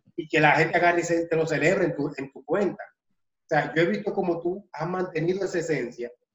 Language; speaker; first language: Spanish; native; Spanish